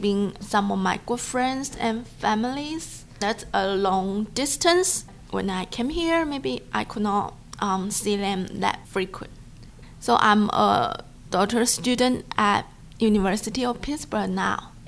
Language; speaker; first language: English; non-native, learner; Chinese